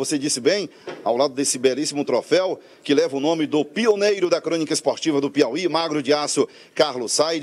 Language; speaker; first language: Portuguese; native; Portuguese